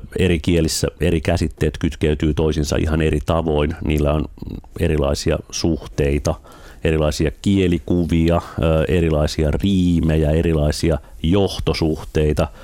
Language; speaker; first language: Finnish; native; Finnish